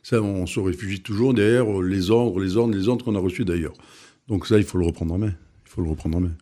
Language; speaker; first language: French; native; French